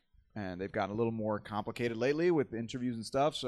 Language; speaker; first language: English; native; English